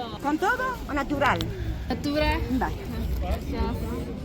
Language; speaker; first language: Spanish; non-native, learner; Korean